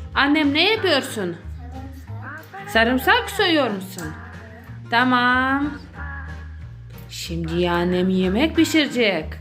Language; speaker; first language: Turkish; non-native, learner; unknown